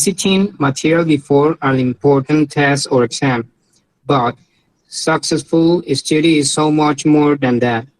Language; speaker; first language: English; non-native, learner; Spanish